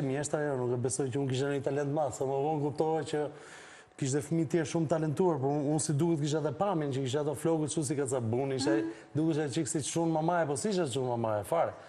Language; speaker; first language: Albanian; native; Albanian